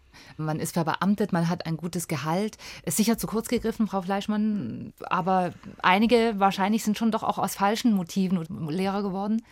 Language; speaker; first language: German; native; German